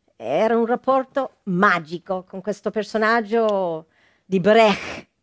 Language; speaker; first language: Italian; non-native, fluent; English